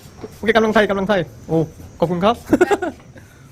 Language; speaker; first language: Thai; non-native, learner; Korean